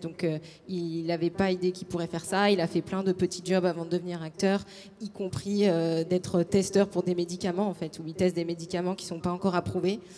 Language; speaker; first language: French; native; French